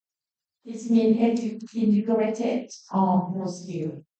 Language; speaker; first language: English; non-native, learner; Thai